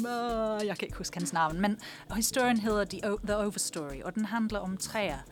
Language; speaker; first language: Danish; non-native, fluent; English